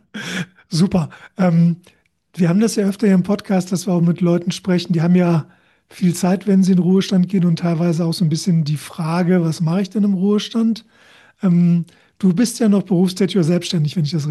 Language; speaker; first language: German; native; German